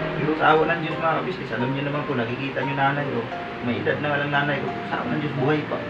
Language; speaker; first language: Filipino; non-native, local second language; Cebuano